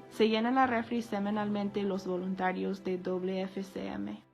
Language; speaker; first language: Spanish; non-native, fluent; English